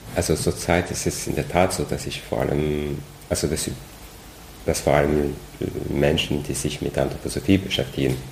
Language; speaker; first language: German; non-native, fluent; French